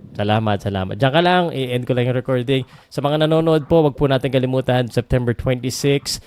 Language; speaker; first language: Filipino; native; Filipino